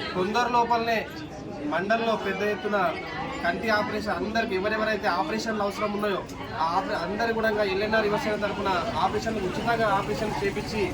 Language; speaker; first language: Telugu; native; Telugu